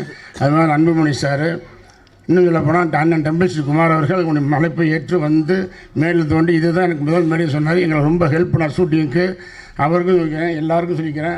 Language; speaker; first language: Tamil; native; Tamil